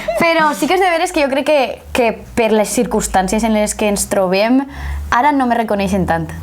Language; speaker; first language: Catalan; native; Catalan